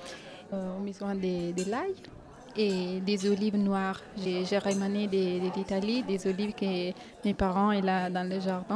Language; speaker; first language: French; non-native, fluent; Italian